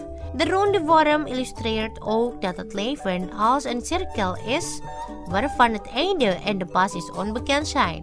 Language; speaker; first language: Dutch; non-native, fluent; Indonesian